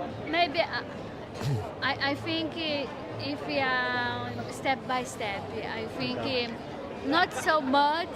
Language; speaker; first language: English; non-native, learner; Portuguese